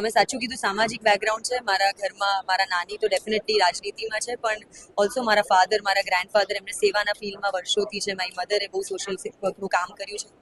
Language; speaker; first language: Gujarati; native; Gujarati